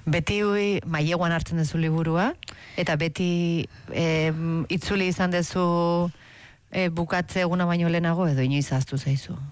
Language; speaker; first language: Basque; native; Basque